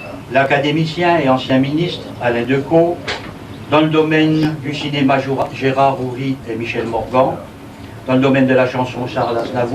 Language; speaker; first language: French; native; French